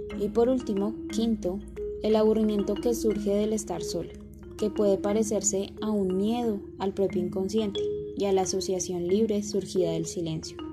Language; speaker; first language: Spanish; native; Spanish